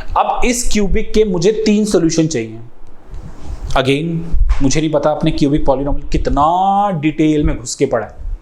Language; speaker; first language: Hindi; native; Hindi